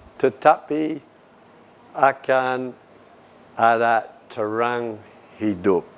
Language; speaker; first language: Indonesian; non-native, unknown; English